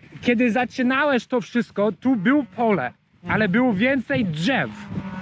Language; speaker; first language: Polish; non-native, learner; English